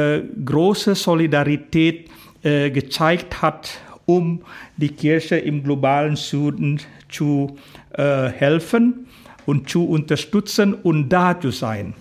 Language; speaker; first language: German; non-native, fluent; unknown